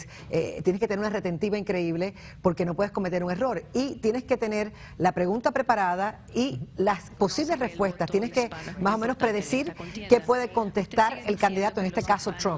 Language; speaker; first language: Spanish; native; Spanish